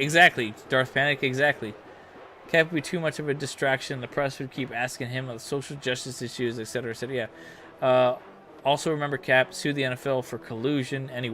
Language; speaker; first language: English; native; English